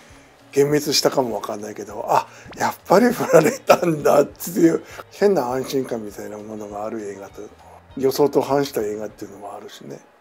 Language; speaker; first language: Japanese; native; Japanese